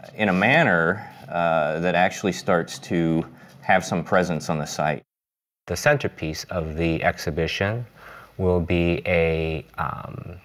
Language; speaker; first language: English; native; English